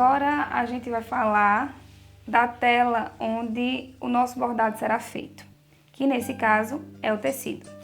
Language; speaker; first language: Portuguese; native; Portuguese